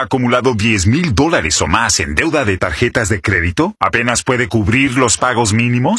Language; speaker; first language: Spanish; native; Spanish